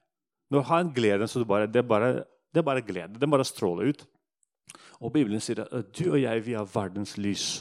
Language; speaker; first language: Norwegian; non-native, fluent; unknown